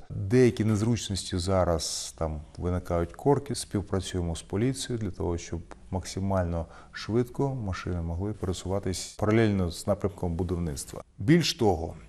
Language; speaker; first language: Ukrainian; non-native, local second language; Russian